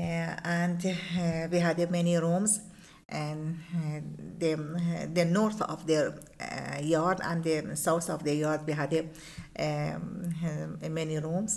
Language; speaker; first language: English; non-native, learner; Persian